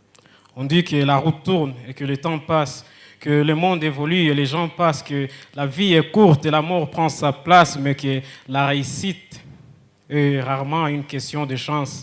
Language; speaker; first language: French; non-native, local second language; Kinyarwanda